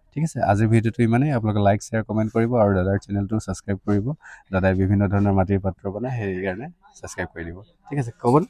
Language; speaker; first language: Assamese; native; Assamese